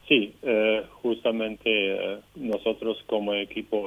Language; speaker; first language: Spanish; non-native, local second language; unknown